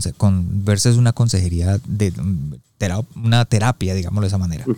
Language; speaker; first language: Spanish; native; Spanish